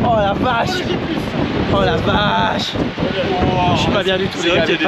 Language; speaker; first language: French; native; French